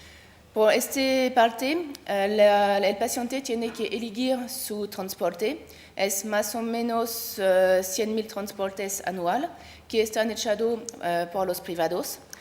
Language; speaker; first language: Spanish; non-native, learner; French